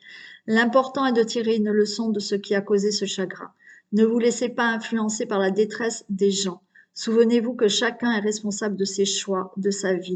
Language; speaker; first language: French; native; French